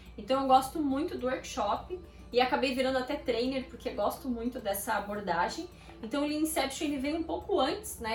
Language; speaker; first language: Portuguese; native; Portuguese